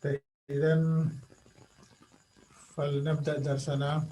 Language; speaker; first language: Arabic; non-native, fluent; Indonesian